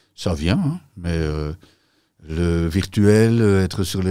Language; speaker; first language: French; native; French